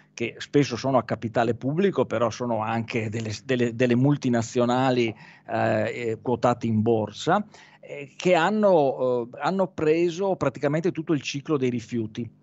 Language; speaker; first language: Italian; native; Italian